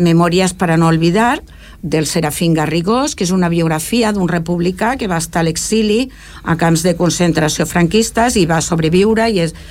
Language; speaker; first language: Catalan; native; Catalan